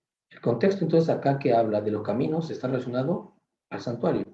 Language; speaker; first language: Spanish; native; Spanish